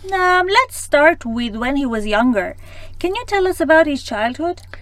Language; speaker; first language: English; non-native, fluent; Persian